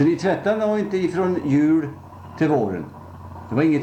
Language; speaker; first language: Swedish; native; Swedish